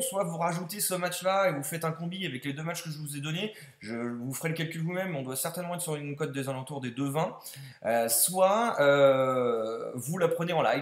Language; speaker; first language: French; native; French